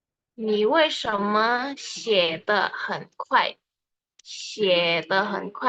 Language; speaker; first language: Chinese; non-native, fluent; Indonesian